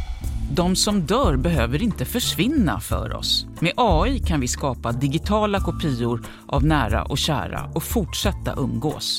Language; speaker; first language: Swedish; native; Swedish